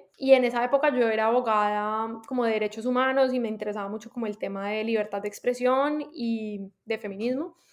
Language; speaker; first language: Spanish; native; Spanish